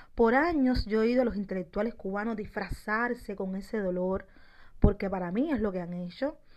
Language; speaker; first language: Spanish; native; Spanish